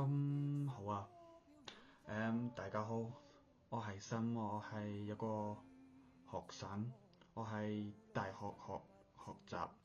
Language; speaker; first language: Chinese; non-native, learner; English